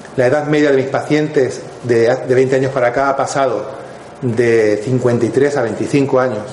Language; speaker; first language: Spanish; native; Spanish